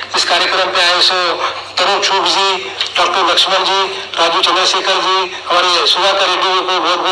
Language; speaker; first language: Hindi; non-native, local second language; Marathi